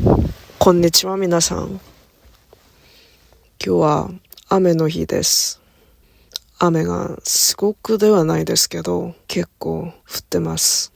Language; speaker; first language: Japanese; non-native, learner; Korean